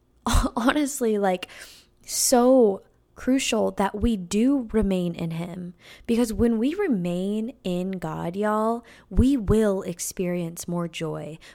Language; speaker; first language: English; native; English